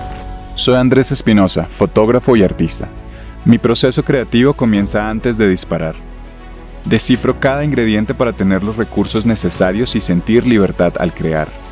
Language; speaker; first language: Spanish; native; Spanish